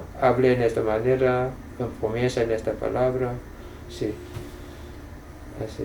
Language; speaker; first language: Spanish; non-native, fluent; English